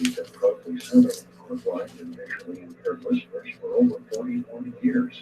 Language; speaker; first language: English; native; English